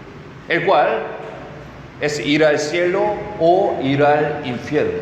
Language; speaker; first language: Spanish; non-native, fluent; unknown